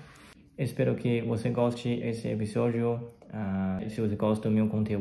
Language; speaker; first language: Portuguese; non-native, fluent; Chinese